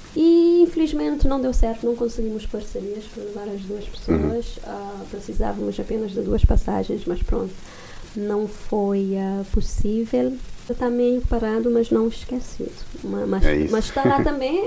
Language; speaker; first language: Portuguese; non-native, local second language; Kabuverdianu